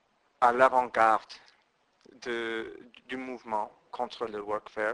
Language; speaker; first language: French; non-native, fluent; English